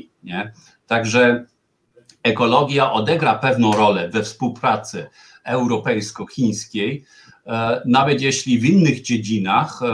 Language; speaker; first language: Polish; non-native, fluent; German